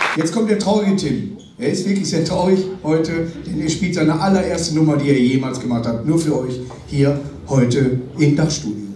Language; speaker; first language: German; native; German